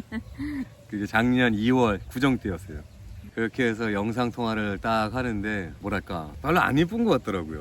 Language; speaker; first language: Korean; native; Korean